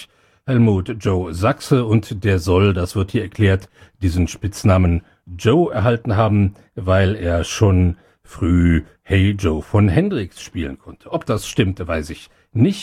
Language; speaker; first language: German; native; German